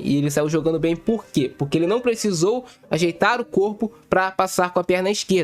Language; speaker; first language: Portuguese; native; Portuguese